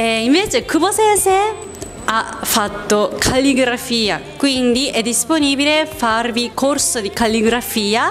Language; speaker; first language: Italian; non-native, fluent; Japanese